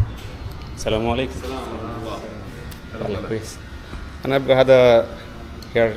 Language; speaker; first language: Arabic; non-native, learner; Bangla